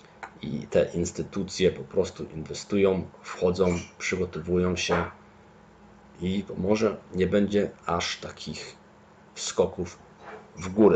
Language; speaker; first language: Polish; early bilingual, heritage; Polish